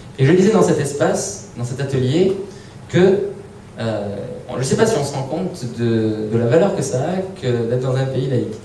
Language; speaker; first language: French; early bilingual, other home language; Persian